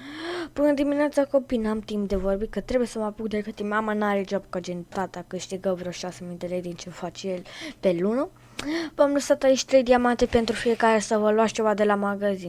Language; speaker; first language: Romanian; native; Romanian